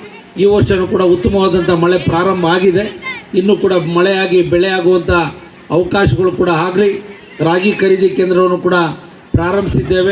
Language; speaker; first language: Kannada; native; Kannada